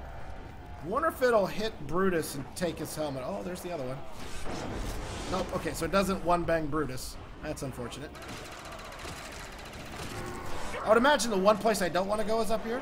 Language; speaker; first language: English; native; English